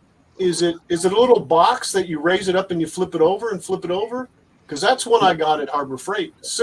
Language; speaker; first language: English; native; English